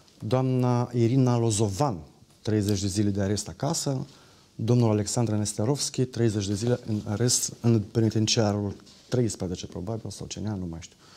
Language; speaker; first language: Romanian; native; Romanian